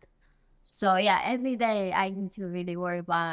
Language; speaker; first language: English; non-native, fluent; Korean